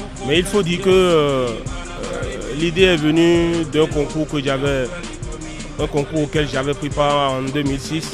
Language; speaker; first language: French; native; French